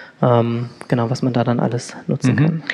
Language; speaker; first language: German; native; German